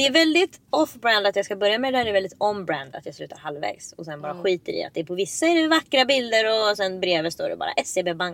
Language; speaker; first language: Swedish; native; Swedish